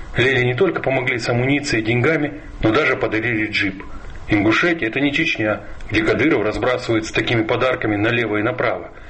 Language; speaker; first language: Russian; non-native, local second language; Ingush